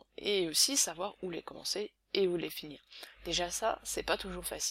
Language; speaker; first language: French; native; French